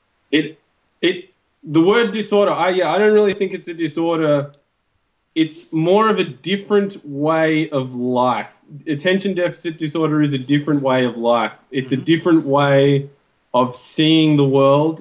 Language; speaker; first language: English; native; English